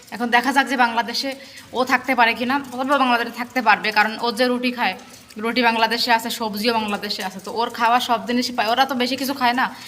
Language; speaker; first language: Bangla; native; Bangla